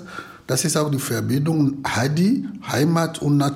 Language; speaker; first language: German; non-native, learner; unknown